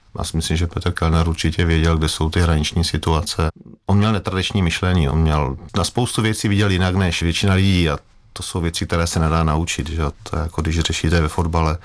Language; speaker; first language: Czech; native; Czech